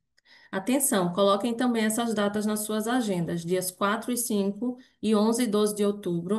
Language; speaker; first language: Portuguese; native; Portuguese